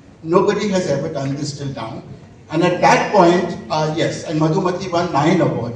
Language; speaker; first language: English; non-native, local second language; Bangla